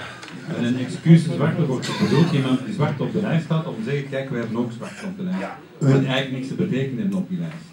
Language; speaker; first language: Dutch; native; Dutch